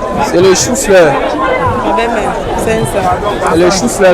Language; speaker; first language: French; non-native, local second language; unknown